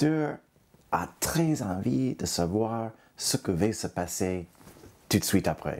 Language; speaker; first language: French; non-native, fluent; English